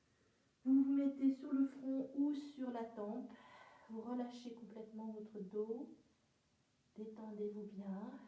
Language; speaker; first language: French; native; French